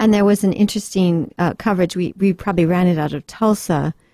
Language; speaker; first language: English; native; English